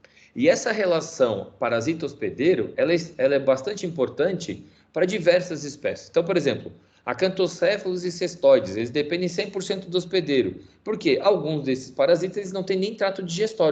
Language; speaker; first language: Portuguese; native; Portuguese